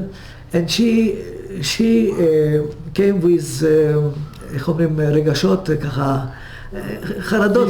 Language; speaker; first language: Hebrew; early bilingual, other home language; Hungarian